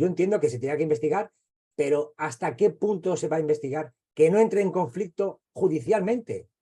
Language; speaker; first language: Spanish; native; Spanish